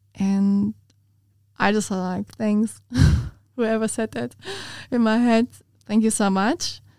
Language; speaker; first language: English; non-native, fluent; German